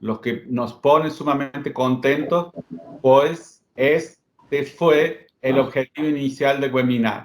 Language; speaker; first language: Spanish; native; Spanish